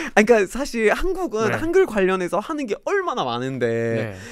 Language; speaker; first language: Korean; non-native, fluent; English